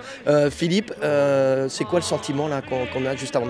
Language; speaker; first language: French; native; French